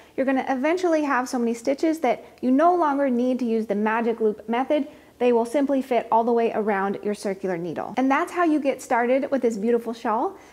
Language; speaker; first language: English; native; English